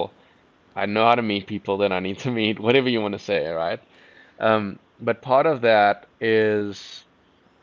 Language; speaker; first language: English; native; English